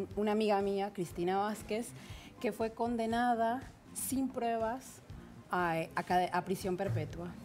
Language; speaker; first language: Spanish; native; Spanish